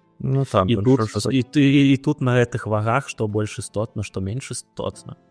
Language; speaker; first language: Belarusian; non-native, local second language; Russian